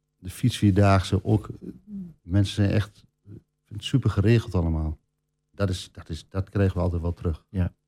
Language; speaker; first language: Dutch; native; Dutch